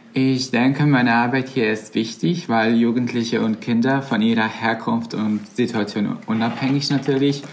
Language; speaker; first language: German; non-native, fluent; Croatian